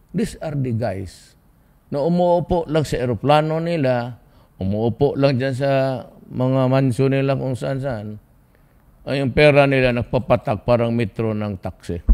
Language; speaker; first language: Filipino; non-native, local second language; Cebuano